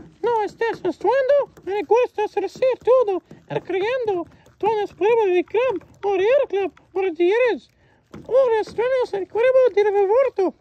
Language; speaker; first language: Spanish; non-native, learner; English